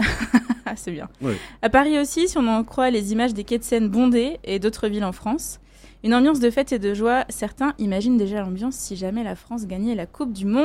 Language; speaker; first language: French; native; French